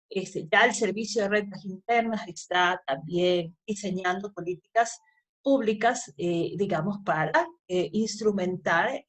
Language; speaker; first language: Spanish; native; Spanish